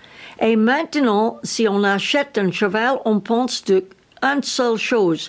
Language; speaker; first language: French; non-native, learner; English